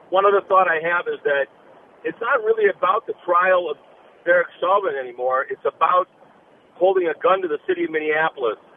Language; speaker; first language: English; native; English